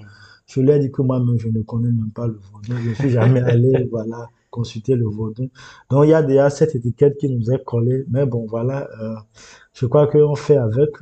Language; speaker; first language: French; non-native, local second language; Yoruba